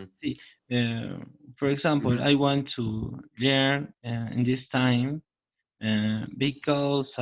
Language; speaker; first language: English; non-native, learner; Spanish